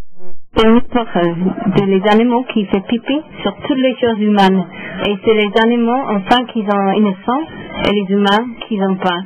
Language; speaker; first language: French; non-native, learner; English